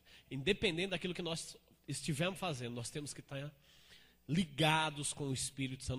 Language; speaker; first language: Portuguese; native; Portuguese